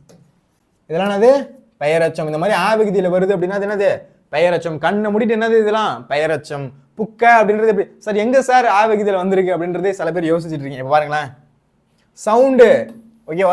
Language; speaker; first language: Tamil; native; Tamil